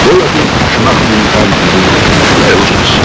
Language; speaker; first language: Hebrew; non-native, fluent; Polish